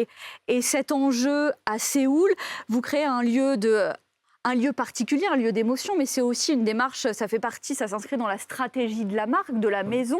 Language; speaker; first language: French; native; French